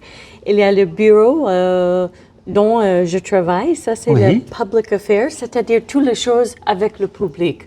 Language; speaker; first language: French; non-native, fluent; English